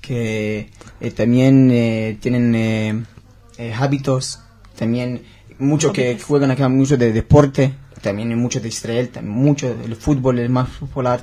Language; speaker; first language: Spanish; non-native, learner; Hebrew